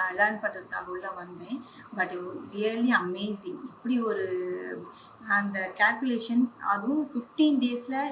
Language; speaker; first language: Tamil; non-native, local second language; Hindi